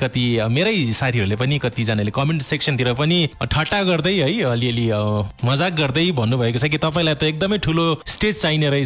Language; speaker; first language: Nepali; native; Nepali